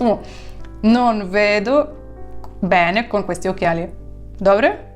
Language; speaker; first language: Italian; non-native, fluent; Ukrainian